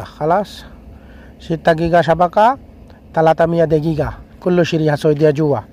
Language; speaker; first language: Arabic; non-native, learner; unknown